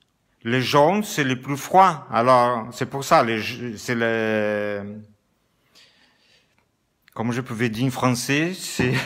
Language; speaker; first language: French; non-native, learner; Portuguese